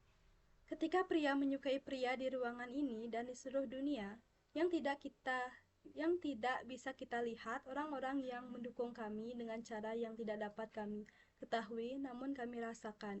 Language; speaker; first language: Indonesian; non-native, local second language; Balinese